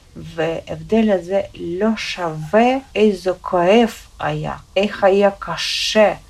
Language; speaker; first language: Hebrew; early bilingual, other home language; Russian